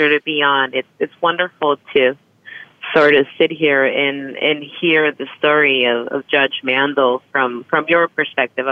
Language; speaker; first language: English; early bilingual, other home language; Spanish